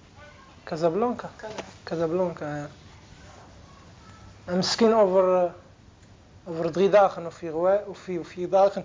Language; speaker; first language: Dutch; non-native, learner; Arabic